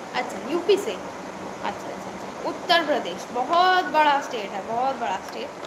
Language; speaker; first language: Hindi; non-native, local second language; Bangla